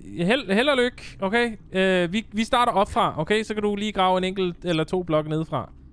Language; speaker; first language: Danish; native; Danish